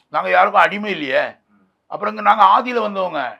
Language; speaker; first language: Tamil; native; Tamil